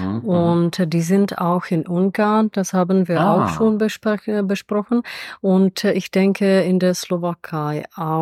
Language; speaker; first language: German; non-native, fluent; Czech